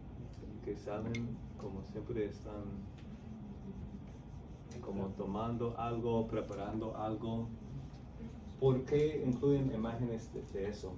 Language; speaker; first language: Spanish; non-native, fluent; English